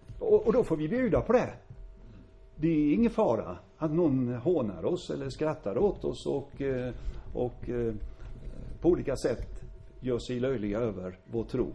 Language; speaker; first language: Swedish; native; Swedish